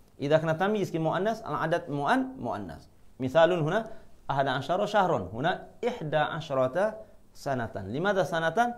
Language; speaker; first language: Arabic; non-native, fluent; Malay